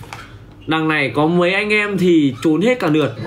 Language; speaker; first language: Vietnamese; native; Vietnamese